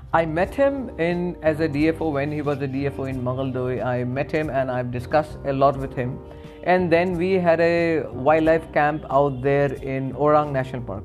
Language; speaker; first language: English; non-native, local second language; Assamese